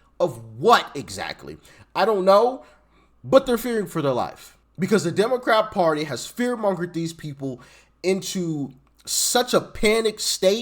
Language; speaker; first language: English; native; English